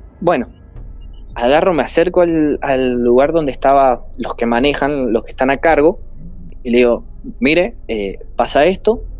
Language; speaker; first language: Spanish; native; Spanish